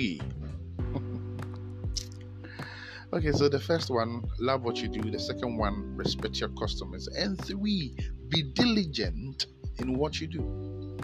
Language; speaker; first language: English; non-native, local second language; Akan